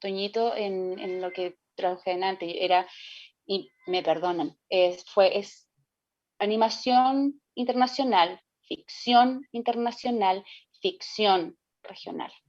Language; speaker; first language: Spanish; native; Spanish